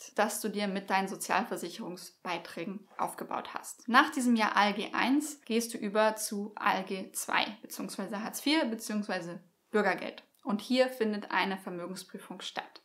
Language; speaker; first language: German; native; German